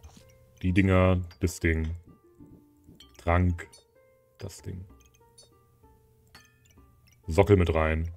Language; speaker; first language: German; native; German